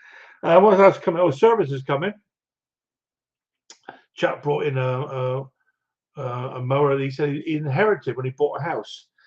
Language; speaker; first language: English; native; English